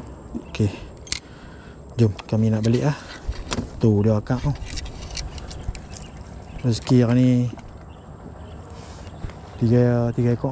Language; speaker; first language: Malay; native; Malay